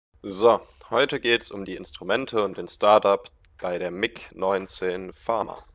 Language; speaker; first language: German; native; German